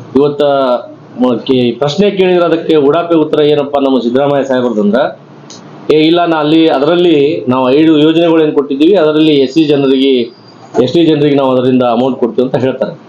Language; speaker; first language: Kannada; non-native, local second language; Lambadi